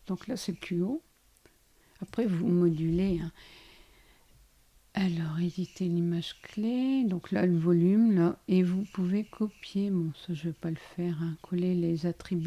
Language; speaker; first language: French; native; French